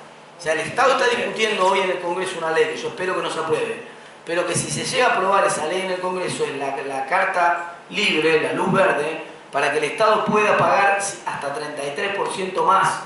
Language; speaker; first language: Spanish; native; Spanish